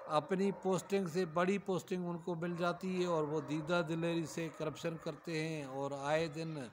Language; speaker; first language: Urdu; native; Urdu